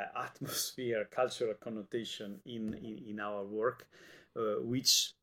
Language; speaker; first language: English; non-native, fluent; Italian